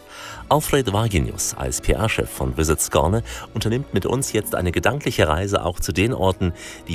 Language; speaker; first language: German; native; German